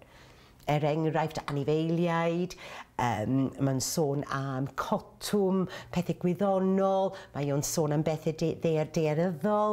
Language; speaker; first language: Welsh; native; Welsh